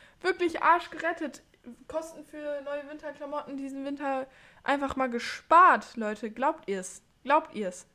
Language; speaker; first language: German; native; German